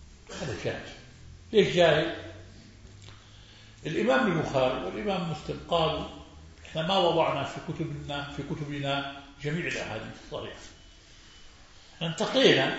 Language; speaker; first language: Arabic; native; Arabic